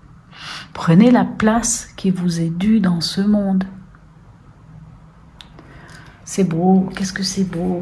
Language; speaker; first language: French; native; French